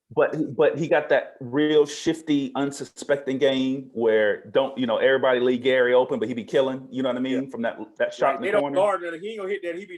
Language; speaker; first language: English; native; English